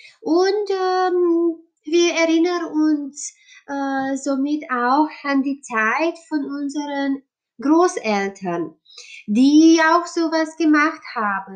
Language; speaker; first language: German; non-native, learner; Romanian